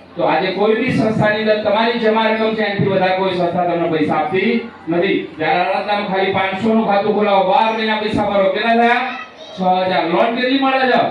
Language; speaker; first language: Gujarati; native; Gujarati